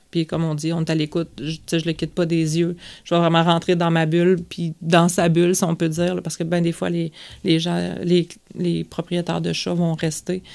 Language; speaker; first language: French; native; French